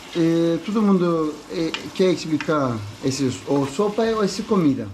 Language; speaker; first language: Portuguese; non-native, learner; Turkish